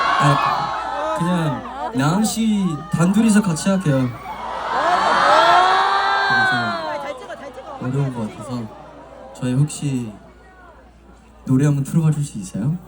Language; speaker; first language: Korean; early bilingual, heritage; Korean